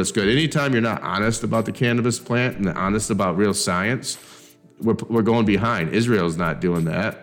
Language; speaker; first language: English; native; English